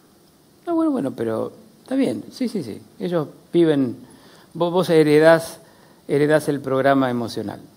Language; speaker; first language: Spanish; native; Spanish